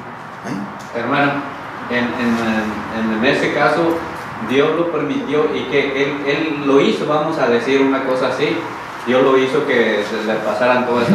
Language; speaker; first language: Spanish; native; Spanish